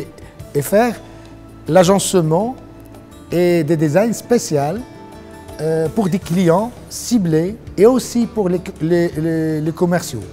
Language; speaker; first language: French; non-native, local second language; Arabic